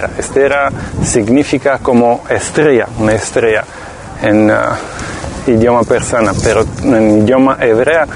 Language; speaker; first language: Spanish; non-native, fluent; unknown